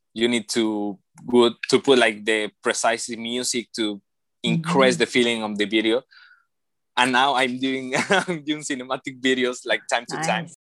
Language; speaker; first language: English; non-native, learner; Spanish